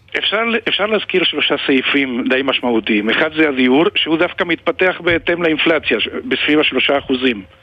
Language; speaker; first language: Hebrew; non-native, fluent; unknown